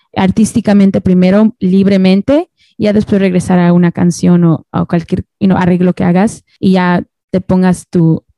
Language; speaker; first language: Spanish; native; Spanish